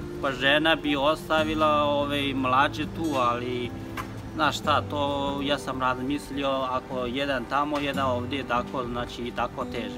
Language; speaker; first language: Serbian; non-native, learner; Chinese